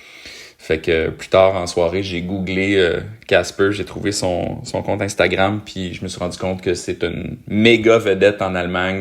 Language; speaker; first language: French; native; French